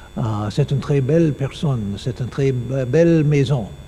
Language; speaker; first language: French; non-native, learner; English